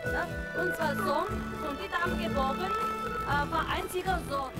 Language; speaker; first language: German; non-native, learner; Chinese